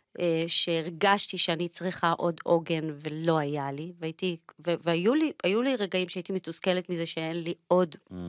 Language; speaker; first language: Hebrew; native; Hebrew